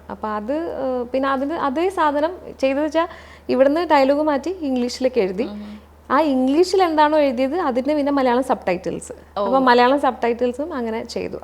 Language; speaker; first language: Malayalam; native; Malayalam